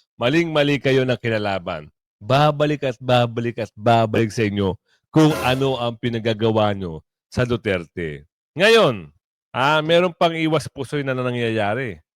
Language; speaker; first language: Filipino; non-native, local second language; Cebuano